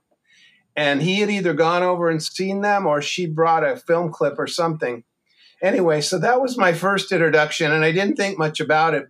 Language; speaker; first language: English; native; English